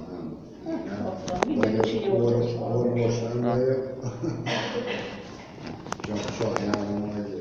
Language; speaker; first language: Hungarian; non-native, local second language; Serbian